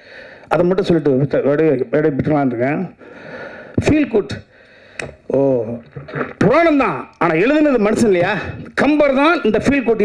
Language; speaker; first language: Tamil; native; Tamil